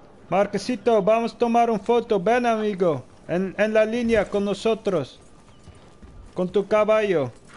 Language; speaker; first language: Spanish; non-native, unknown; Dutch